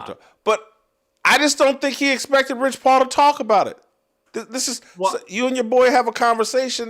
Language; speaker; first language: English; native; English